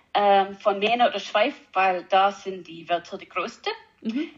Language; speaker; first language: German; non-native, learner; English